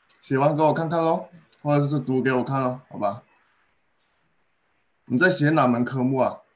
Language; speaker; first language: Chinese; native; Chinese